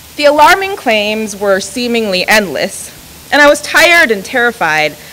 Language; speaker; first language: English; native; English